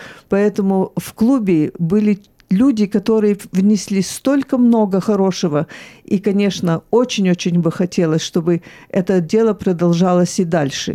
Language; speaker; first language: Russian; early bilingual, heritage; Russian